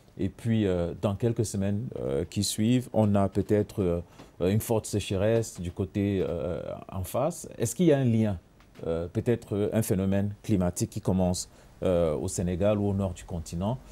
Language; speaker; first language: French; non-native, local second language; English